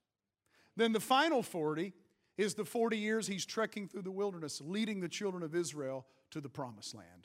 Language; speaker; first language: English; native; English